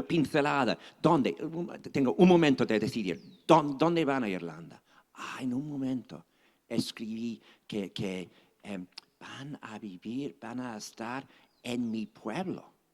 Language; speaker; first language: Spanish; non-native, fluent; English